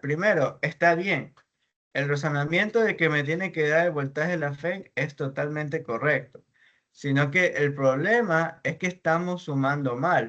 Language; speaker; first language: Spanish; native; Spanish